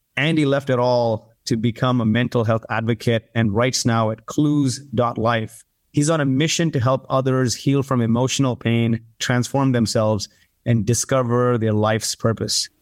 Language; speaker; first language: English; early bilingual, other home language; Arabic